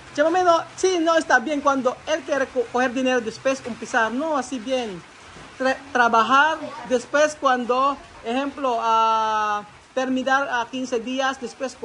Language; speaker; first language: Spanish; non-native, learner; Filipino